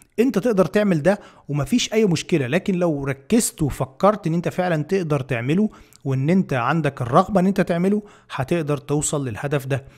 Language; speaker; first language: Arabic; native; Arabic